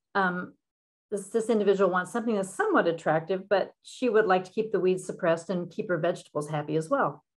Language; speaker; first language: English; native; English